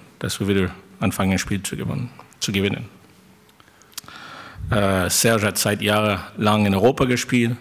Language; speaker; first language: German; non-native, fluent; French